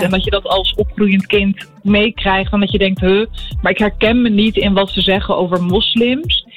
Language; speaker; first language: Dutch; early bilingual, other home language; Arabic